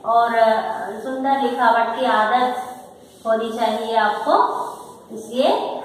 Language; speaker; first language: Hindi; non-native, local second language; Telugu